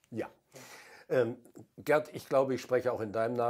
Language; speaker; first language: German; native; German